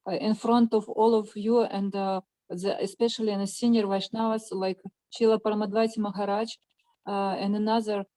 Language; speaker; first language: English; non-native, learner; Russian